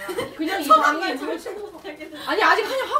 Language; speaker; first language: Korean; native; Korean